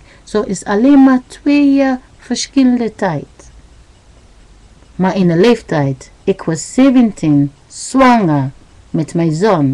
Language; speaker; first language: Dutch; non-native, learner; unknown